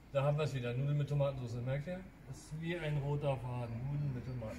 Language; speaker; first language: German; native; German